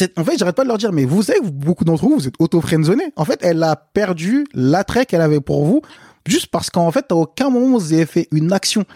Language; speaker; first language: French; early bilingual, other home language; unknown